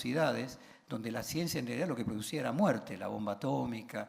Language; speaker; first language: Spanish; native; Spanish